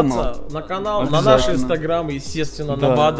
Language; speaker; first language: Russian; native; Russian